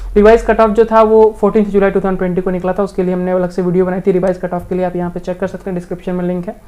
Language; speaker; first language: Hindi; native; Hindi